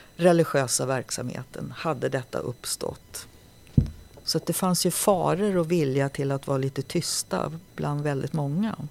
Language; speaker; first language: Swedish; native; Swedish